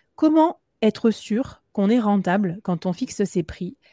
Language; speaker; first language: French; native; French